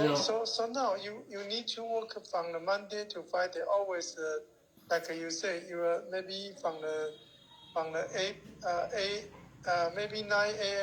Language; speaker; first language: English; non-native, learner; Chinese